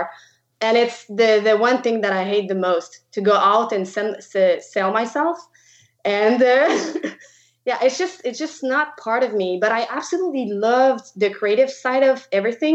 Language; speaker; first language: English; non-native, fluent; French